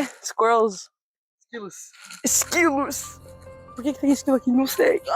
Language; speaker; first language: Portuguese; non-native, fluent; French